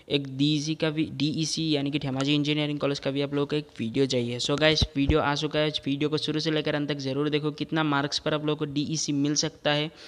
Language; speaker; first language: Hindi; non-native, local second language; Assamese